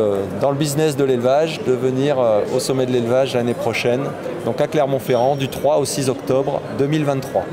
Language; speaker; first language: French; native; French